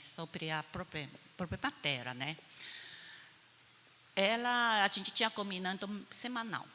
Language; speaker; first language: Portuguese; non-native, fluent; Chinese